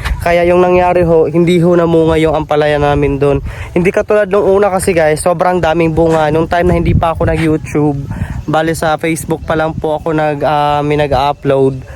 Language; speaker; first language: Filipino; non-native, local second language; Cebuano